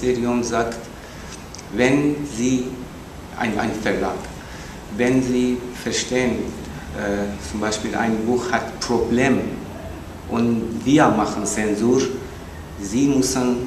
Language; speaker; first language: German; non-native, learner; Persian